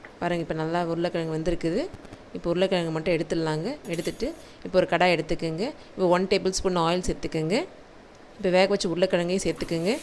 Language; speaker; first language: Tamil; native; Tamil